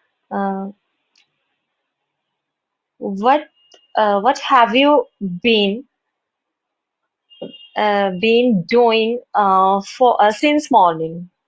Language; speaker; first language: English; non-native, learner; Hindi